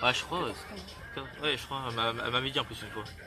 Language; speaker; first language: French; native; French